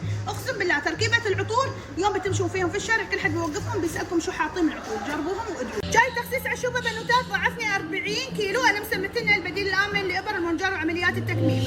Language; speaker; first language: Arabic; native; Arabic